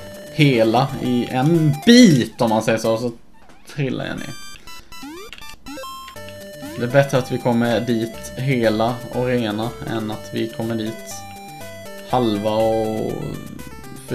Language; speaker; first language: Swedish; native; Swedish